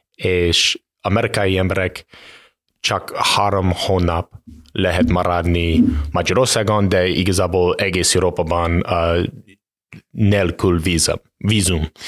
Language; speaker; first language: Hungarian; non-native, learner; English